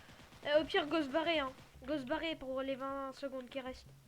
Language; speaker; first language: French; native; French